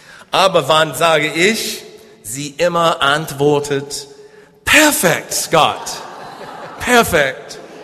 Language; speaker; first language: German; non-native, learner; English